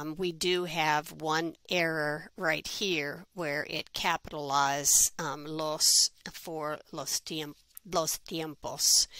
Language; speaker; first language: English; native; English